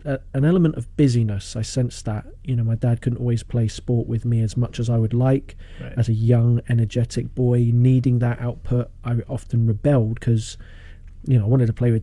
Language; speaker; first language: English; native; English